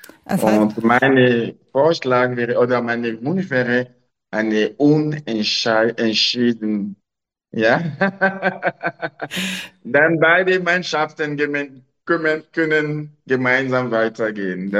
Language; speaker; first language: German; non-native, learner; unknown